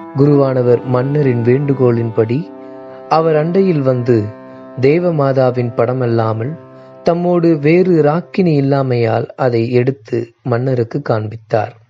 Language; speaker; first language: Tamil; native; Tamil